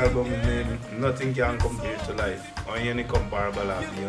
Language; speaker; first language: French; non-native, fluent; English